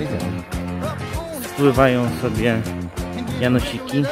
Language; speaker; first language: Polish; native; Polish